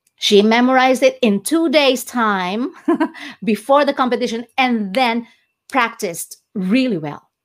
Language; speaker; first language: English; non-native, local second language; Cebuano